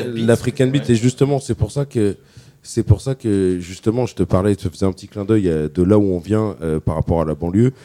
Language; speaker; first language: French; native; French